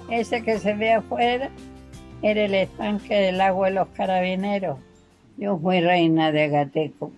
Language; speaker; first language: Spanish; native; Spanish